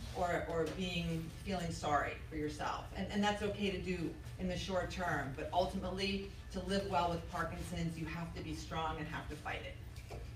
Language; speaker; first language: English; native; English